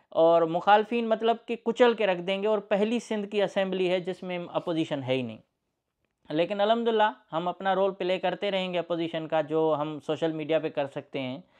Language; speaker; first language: Urdu; non-native, local second language; Sindhi